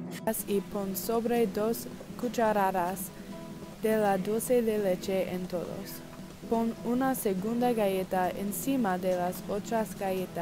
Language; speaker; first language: Spanish; non-native, learner; English